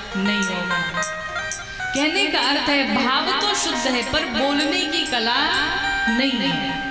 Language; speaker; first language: Hindi; native; Hindi